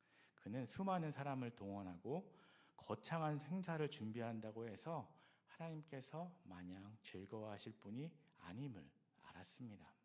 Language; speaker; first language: Korean; native; Korean